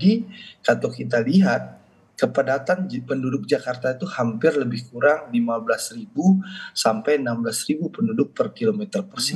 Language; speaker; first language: Indonesian; native; Indonesian